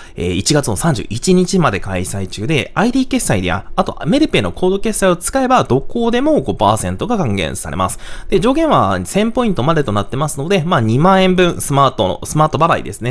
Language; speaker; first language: Japanese; native; Japanese